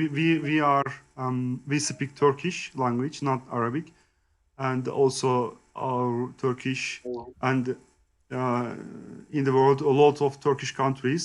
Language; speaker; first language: English; non-native, learner; Turkish